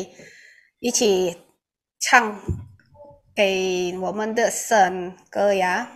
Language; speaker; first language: Chinese; early bilingual, heritage; Chinese